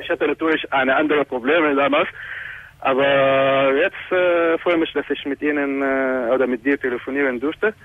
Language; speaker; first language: German; non-native, fluent; Arabic